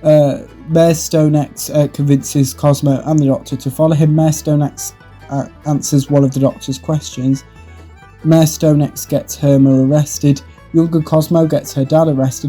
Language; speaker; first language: English; native; English